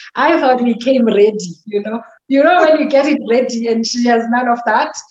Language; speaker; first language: English; non-native, local second language; Xhosa